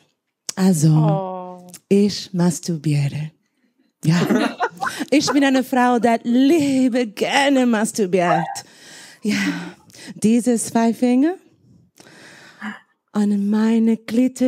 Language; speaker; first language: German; non-native, learner; Spanish